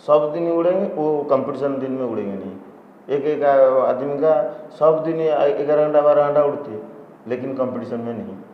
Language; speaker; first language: Hindi; non-native, local second language; Odia